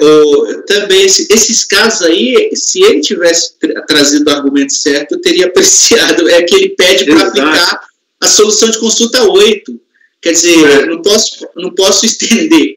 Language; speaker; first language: Portuguese; native; Portuguese